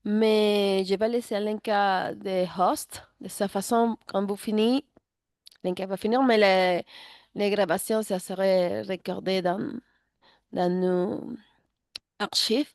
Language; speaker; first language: French; non-native, learner; Spanish